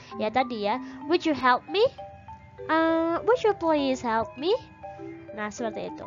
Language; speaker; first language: English; non-native, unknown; Indonesian